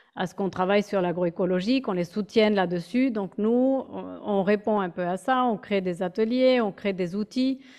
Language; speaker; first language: French; non-native, fluent; Spanish